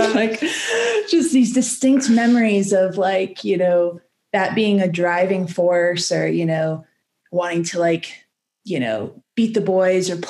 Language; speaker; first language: English; native; English